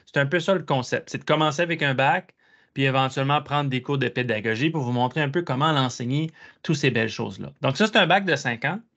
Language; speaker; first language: French; native; French